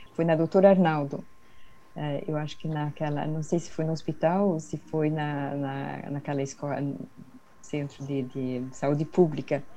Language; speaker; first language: Portuguese; early bilingual, other home language; Swedish